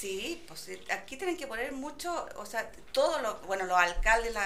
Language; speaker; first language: Spanish; native; Spanish